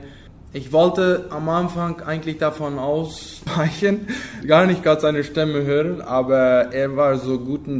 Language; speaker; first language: German; non-native, local second language; Low German